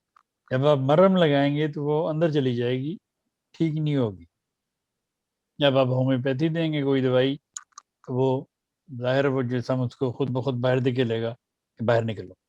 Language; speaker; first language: Urdu; native; Urdu